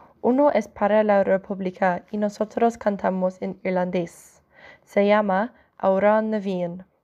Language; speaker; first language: Spanish; non-native, learner; English